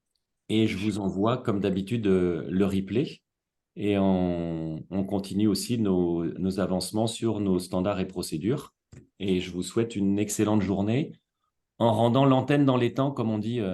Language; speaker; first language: French; native; French